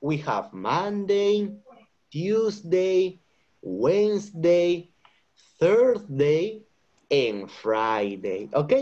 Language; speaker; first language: English; non-native, fluent; Spanish